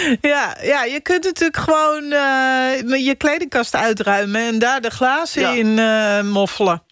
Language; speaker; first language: Dutch; native; Dutch